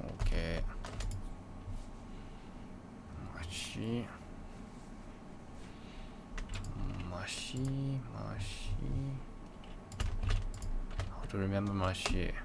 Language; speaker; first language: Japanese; non-native, learner; English